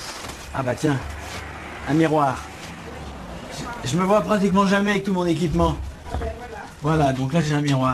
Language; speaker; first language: French; native; French